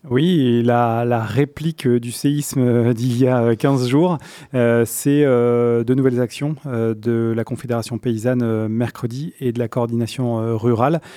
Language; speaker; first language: French; native; French